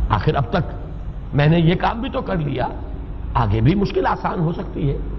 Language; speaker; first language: Urdu; native; Urdu